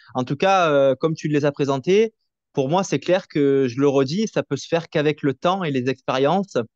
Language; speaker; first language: French; native; French